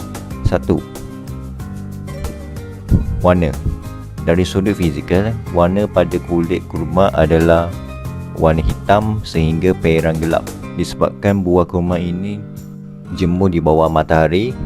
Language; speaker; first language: Malay; native; Malay